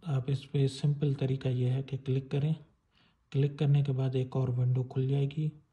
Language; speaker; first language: Urdu; non-native, local second language; Sindhi